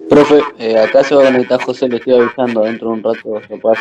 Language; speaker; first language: Spanish; native; Spanish